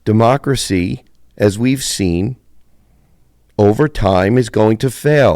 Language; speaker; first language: English; native; English